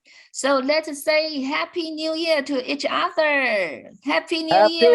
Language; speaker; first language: English; non-native, fluent; Chinese